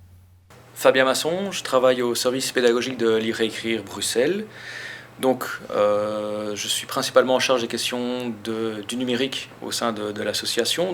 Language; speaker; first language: French; native; French